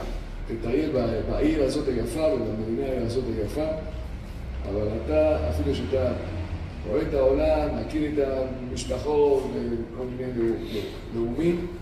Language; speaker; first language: Hebrew; non-native, fluent; Spanish